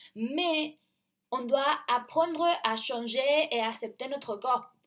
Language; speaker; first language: French; non-native, learner; Spanish